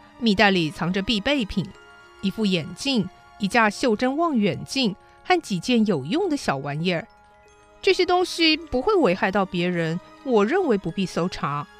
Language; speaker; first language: Chinese; native; Chinese